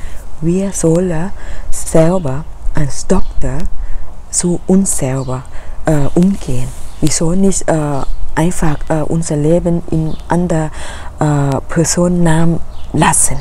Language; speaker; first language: German; non-native, learner; Thai